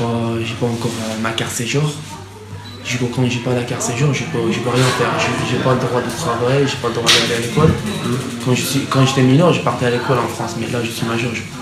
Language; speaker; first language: French; non-native, fluent; Arabic